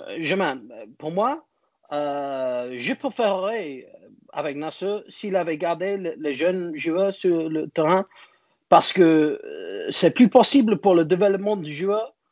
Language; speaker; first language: French; non-native, learner; English